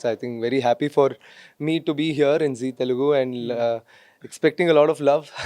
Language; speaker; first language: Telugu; non-native, fluent; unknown